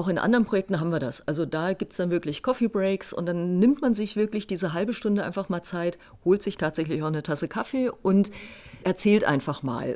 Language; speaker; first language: German; native; German